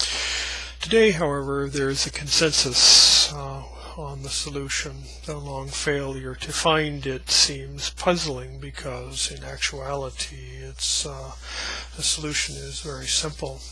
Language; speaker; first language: English; native; English